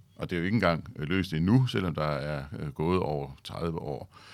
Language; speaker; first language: Danish; native; Danish